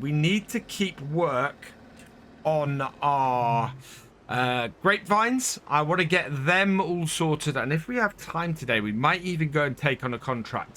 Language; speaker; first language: English; native; English